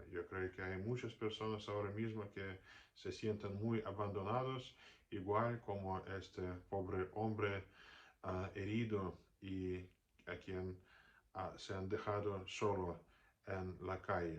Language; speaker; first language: Spanish; non-native, fluent; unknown